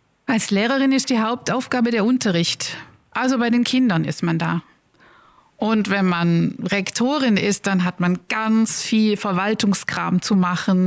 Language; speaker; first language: German; native; German